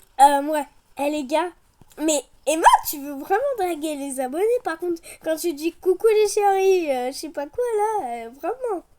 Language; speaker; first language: French; native; French